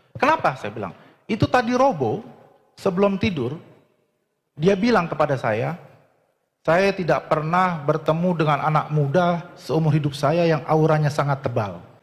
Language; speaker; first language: Indonesian; native; Indonesian